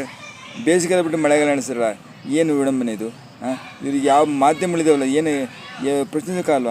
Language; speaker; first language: Kannada; native; Kannada